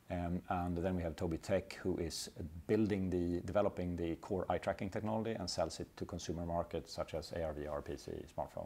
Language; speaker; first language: English; non-native, fluent; Swedish